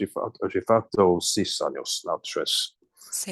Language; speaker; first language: Portuguese; non-native, learner; English